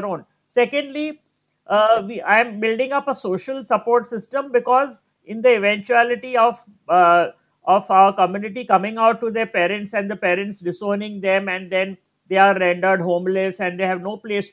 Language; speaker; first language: English; non-native, local second language; Gujarati